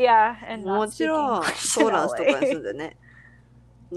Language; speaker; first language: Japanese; non-native, fluent; English